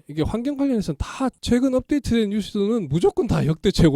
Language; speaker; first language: Korean; native; Korean